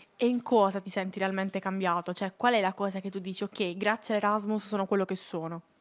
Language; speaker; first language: Italian; native; Italian